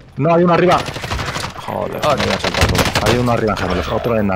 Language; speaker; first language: Spanish; native; Spanish